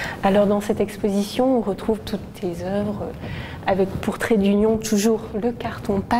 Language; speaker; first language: French; native; French